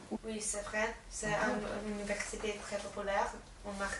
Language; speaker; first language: French; non-native, learner; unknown